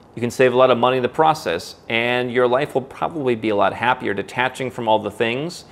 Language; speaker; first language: English; native; English